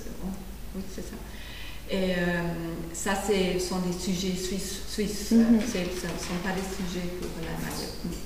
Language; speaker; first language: French; non-native, fluent; German